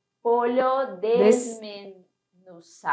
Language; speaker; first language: Spanish; non-native, fluent; Portuguese